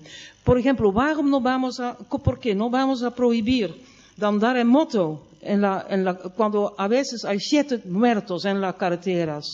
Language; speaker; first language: Spanish; non-native, fluent; Dutch